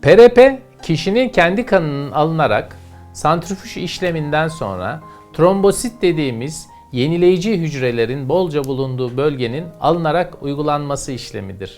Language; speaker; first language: Turkish; native; Turkish